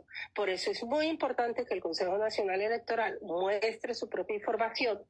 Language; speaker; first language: Spanish; native; Spanish